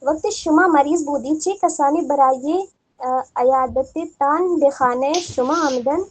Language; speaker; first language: Persian; non-native, learner; Urdu